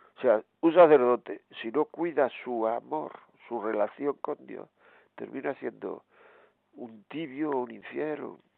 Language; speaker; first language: Spanish; native; Spanish